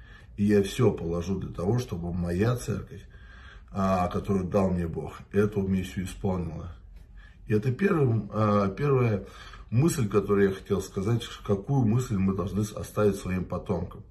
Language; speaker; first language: Russian; native; Russian